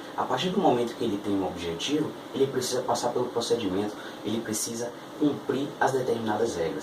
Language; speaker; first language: Portuguese; native; Portuguese